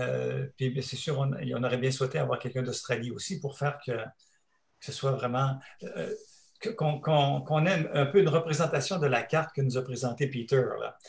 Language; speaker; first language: French; native; French